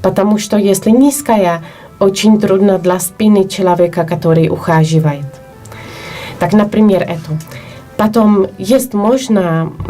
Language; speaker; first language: Russian; non-native, fluent; Polish